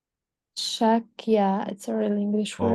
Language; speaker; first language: English; non-native, learner; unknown